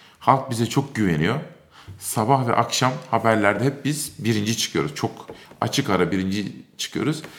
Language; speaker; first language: Turkish; native; Turkish